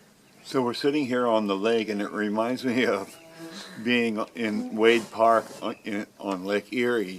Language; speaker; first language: English; native; English